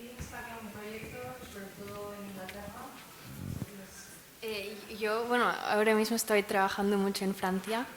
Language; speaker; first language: Spanish; non-native, fluent; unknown